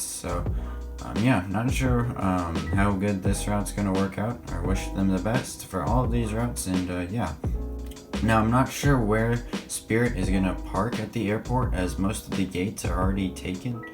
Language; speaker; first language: English; native; English